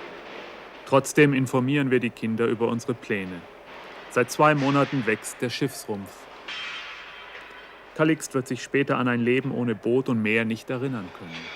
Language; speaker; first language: German; native; German